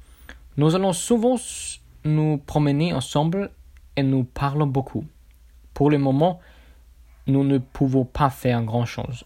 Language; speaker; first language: French; non-native, learner; German